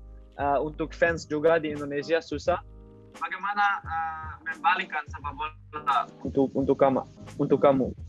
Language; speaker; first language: Indonesian; non-native, learner; Dutch